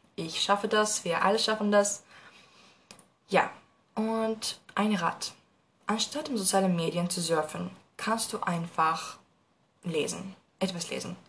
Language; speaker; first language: German; non-native, learner; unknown